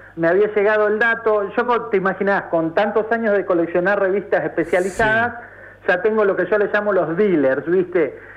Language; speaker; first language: Spanish; native; Spanish